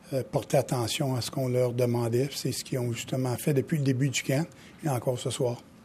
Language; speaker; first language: French; native; French